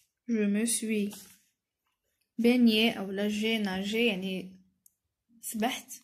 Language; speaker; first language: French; non-native, local second language; Arabic